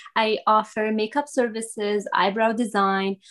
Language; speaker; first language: English; non-native, fluent; Arabic